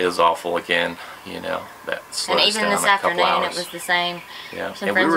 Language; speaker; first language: English; native; English